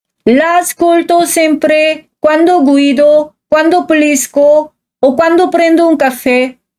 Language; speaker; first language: Italian; non-native, fluent; Korean